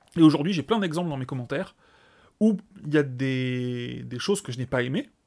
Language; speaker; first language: French; native; French